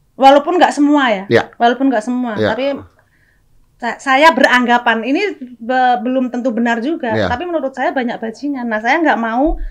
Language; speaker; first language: Indonesian; native; Indonesian